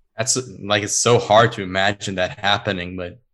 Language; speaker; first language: English; non-native, fluent; Swedish